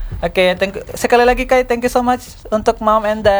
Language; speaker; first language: Indonesian; native; Indonesian